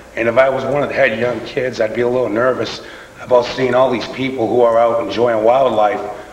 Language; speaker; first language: English; native; English